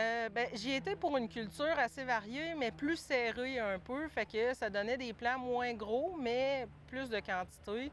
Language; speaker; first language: French; native; French